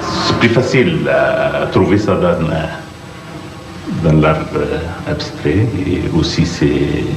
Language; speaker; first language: French; non-native, fluent; Arabic